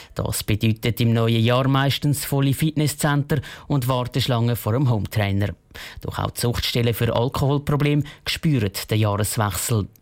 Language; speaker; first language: German; native; German